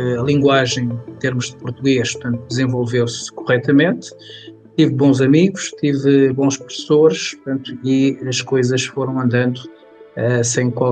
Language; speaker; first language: Portuguese; early bilingual, other home language; Kabuverdianu